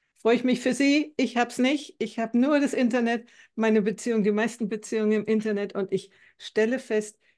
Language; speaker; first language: German; native; German